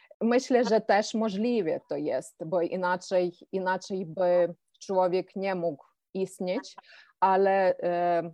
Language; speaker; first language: Polish; non-native, fluent; Ukrainian